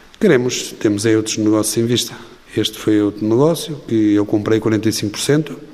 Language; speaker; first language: Portuguese; native; Portuguese